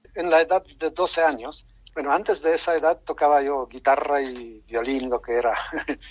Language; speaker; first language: Spanish; non-native, fluent; Polish